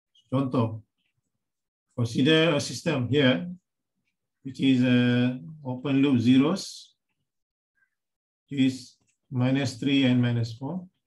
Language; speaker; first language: English; non-native, local second language; Malay